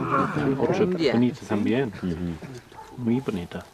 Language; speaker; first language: Spanish; non-native, learner; English